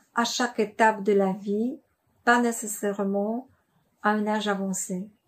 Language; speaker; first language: French; non-native, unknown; Polish